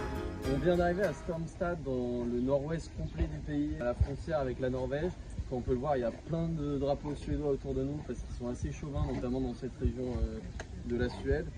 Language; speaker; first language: French; native; French